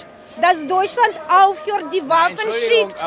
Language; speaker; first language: German; non-native, fluent; Russian